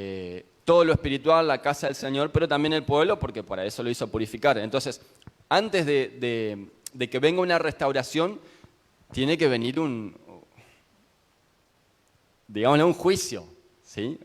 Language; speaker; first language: Spanish; native; Spanish